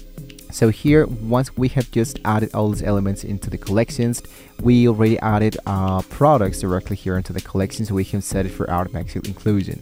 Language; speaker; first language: English; non-native, fluent; Spanish